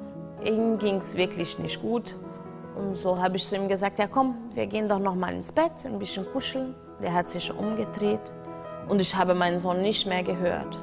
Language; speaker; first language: German; non-native, fluent; Portuguese